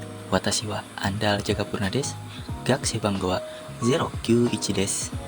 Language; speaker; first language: Japanese; non-native, learner; Indonesian